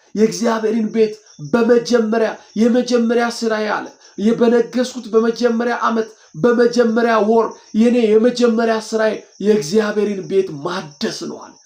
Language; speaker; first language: Amharic; non-native, local second language; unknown